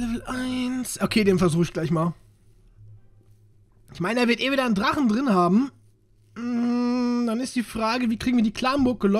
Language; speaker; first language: German; native; German